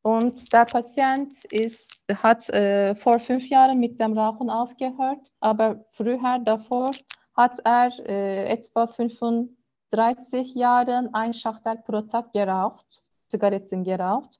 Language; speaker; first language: German; non-native, learner; Turkish